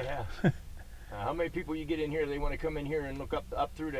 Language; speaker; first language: English; native; English